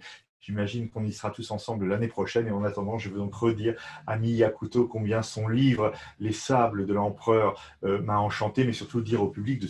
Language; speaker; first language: French; native; French